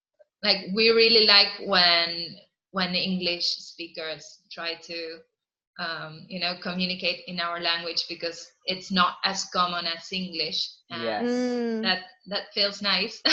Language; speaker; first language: English; non-native, fluent; Spanish